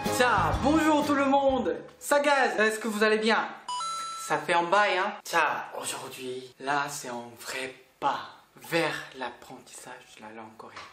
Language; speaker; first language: French; non-native, fluent; Korean